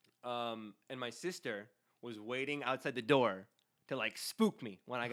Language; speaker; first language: English; early bilingual, other home language; Spanish